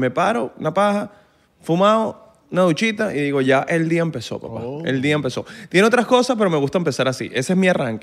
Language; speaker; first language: Spanish; native; Spanish